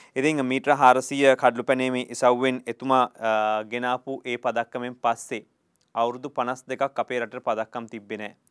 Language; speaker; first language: Sinhala; native; Sinhala